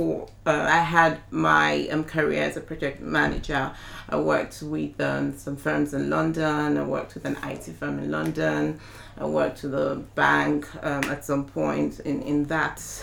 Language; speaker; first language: English; non-native, local second language; Yoruba